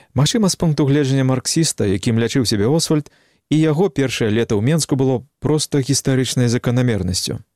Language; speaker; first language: Belarusian; native; Belarusian